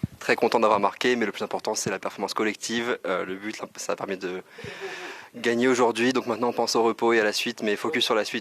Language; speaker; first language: French; native; French